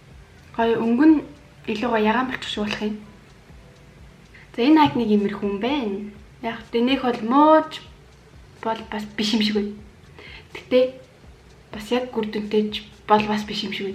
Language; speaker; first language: Mongolian; native; Mongolian